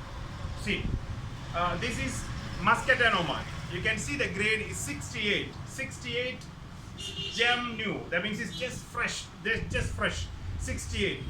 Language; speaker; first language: English; non-native, local second language; Malayalam